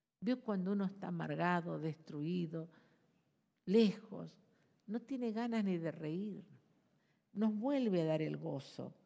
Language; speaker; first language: Spanish; native; Spanish